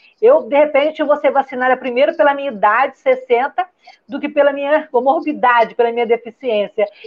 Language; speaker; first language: Portuguese; native; Portuguese